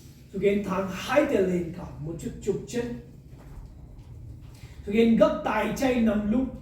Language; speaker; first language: Vietnamese; non-native, learner; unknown